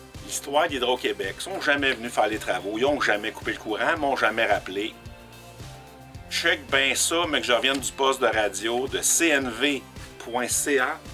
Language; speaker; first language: French; native; French